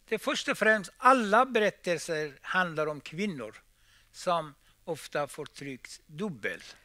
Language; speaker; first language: Swedish; non-native, fluent; Persian